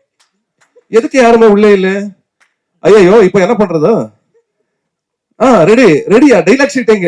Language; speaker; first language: Tamil; non-native, learner; Kannada